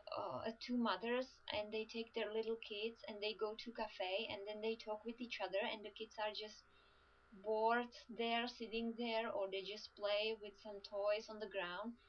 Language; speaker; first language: English; non-native, fluent; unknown